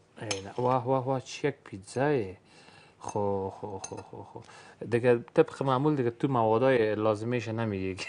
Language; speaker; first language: Persian; native; Persian